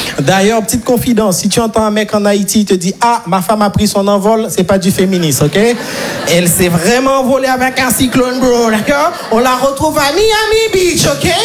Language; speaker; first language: French; non-native, local second language; Haitian Creole